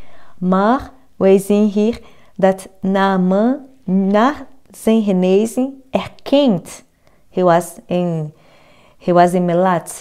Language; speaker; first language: Dutch; non-native, fluent; Portuguese